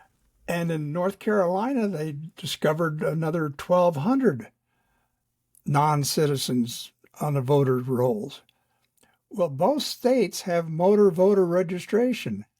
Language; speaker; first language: English; native; English